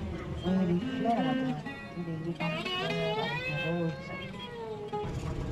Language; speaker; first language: French; non-native, fluent; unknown